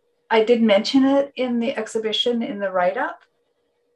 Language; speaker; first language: English; non-native, fluent; Finnish